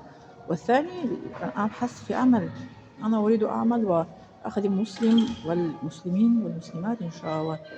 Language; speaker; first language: Arabic; non-native, fluent; Tajik